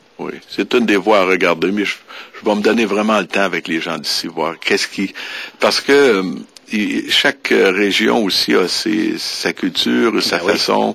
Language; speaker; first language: French; native; French